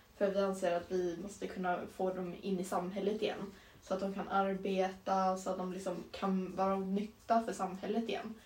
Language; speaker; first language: Swedish; native; Swedish